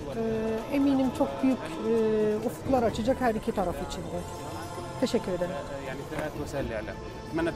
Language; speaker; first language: Turkish; non-native, fluent; Arabic